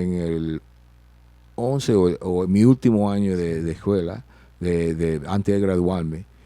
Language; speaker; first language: Spanish; early bilingual, heritage; Spanish